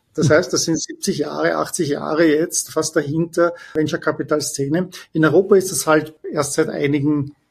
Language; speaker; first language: German; native; German